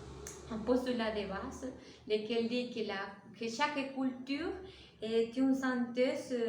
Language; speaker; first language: French; non-native, learner; Spanish